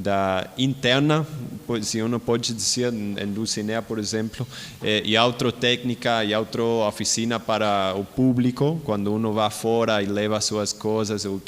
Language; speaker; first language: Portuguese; non-native, learner; Spanish